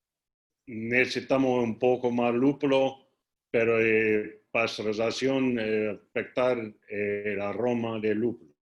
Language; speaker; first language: Spanish; non-native, learner; English